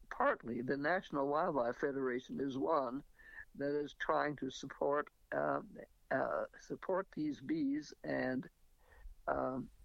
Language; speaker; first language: English; native; English